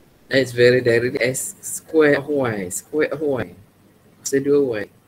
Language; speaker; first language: English; non-native, local second language; Malay